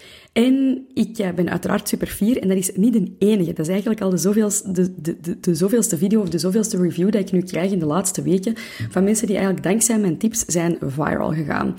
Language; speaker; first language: Dutch; native; Dutch